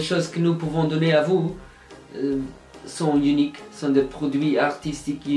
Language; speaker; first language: French; non-native, learner; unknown